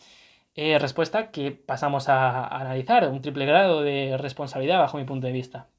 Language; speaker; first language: Spanish; native; Spanish